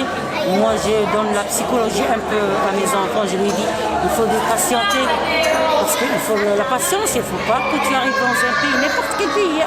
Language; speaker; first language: French; non-native, local second language; Arabic